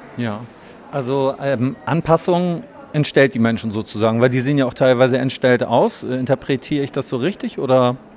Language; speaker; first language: German; native; German